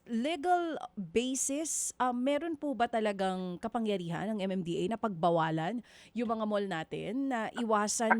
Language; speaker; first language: Filipino; native; Filipino